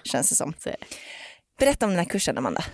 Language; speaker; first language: Swedish; native; Swedish